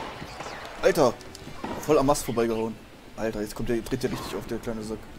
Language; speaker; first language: German; native; German